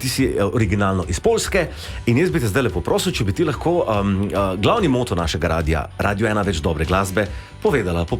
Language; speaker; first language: Slovenian; native; Slovenian